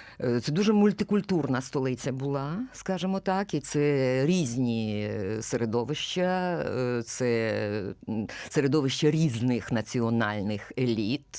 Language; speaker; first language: Ukrainian; native; Ukrainian